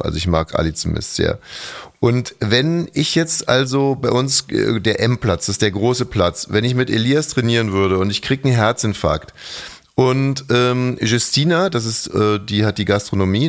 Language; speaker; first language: German; native; German